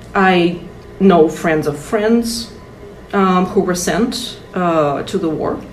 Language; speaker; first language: English; non-native, fluent; Russian